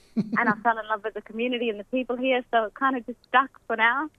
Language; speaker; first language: English; native; English